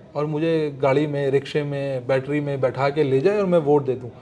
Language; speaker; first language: Hindi; native; Hindi